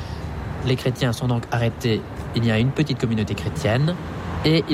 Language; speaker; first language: French; native; French